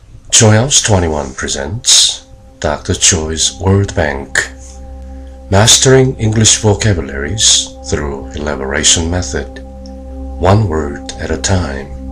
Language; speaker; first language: English; non-native, fluent; Korean